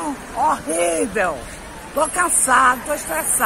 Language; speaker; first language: Portuguese; native; Portuguese